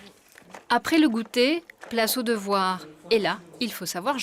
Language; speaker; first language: French; native; French